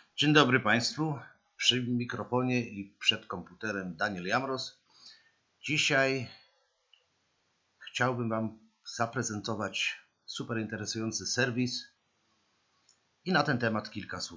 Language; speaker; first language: Polish; native; Polish